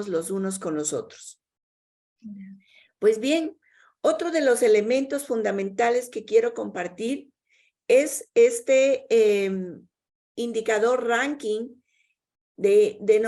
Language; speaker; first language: Spanish; native; Spanish